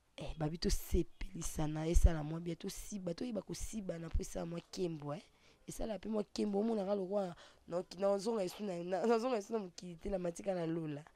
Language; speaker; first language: Lingala; non-native, local second language; Swahili